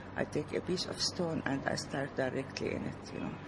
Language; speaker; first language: English; non-native, fluent; Arabic